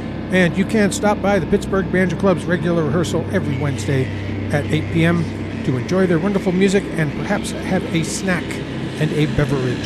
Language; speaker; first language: English; native; English